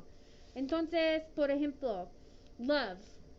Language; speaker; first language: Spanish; non-native, fluent; English